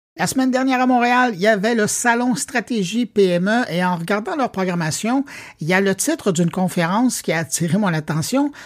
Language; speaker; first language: French; native; French